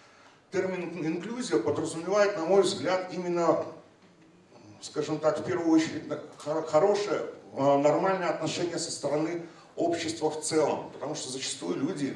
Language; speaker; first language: Russian; native; Russian